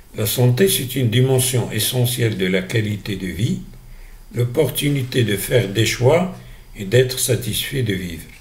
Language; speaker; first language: French; non-native, local second language; Arabic